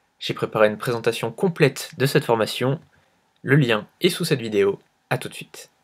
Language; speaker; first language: French; native; French